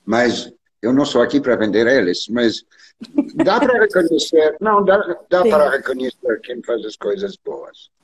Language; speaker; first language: Portuguese; non-native, learner; French